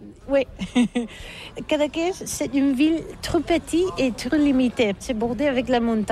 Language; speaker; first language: French; non-native, learner; Catalan